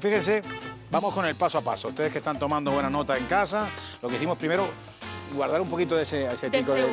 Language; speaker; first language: Spanish; native; Spanish